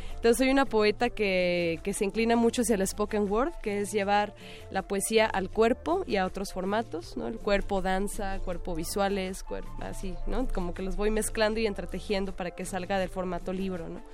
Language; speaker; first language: Spanish; native; Spanish